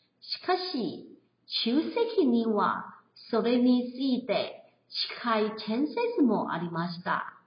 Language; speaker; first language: Japanese; non-native, learner; Chinese